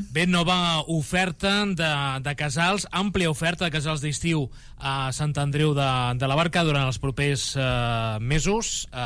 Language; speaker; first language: Catalan; native; Catalan